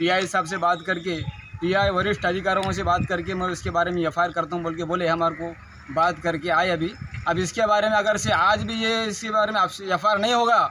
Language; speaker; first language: Hindi; non-native, local second language; Urdu